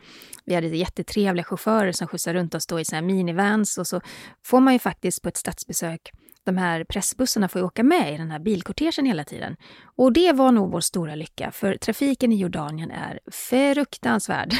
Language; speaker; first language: Swedish; native; Swedish